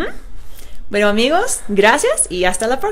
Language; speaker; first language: Spanish; non-native, fluent; English